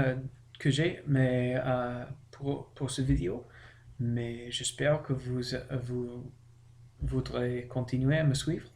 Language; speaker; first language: French; non-native, learner; English